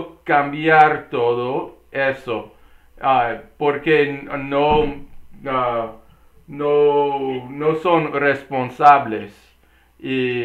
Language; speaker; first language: Spanish; non-native, learner; English